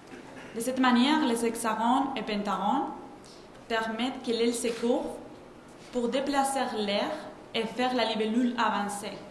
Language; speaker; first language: French; non-native, fluent; Spanish